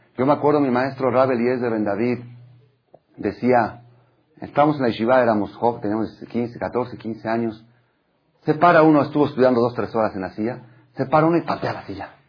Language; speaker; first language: Spanish; non-native, fluent; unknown